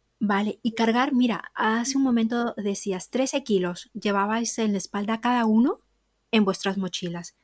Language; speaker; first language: Spanish; native; Spanish